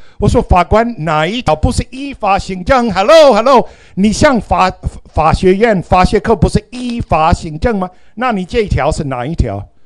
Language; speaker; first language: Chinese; non-native, fluent; English